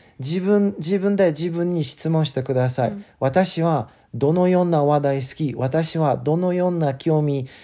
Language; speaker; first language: Japanese; non-native, fluent; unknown